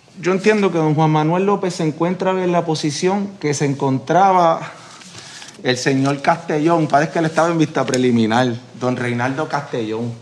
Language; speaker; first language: Spanish; native; Spanish